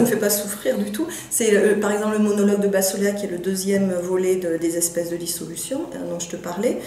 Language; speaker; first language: French; native; French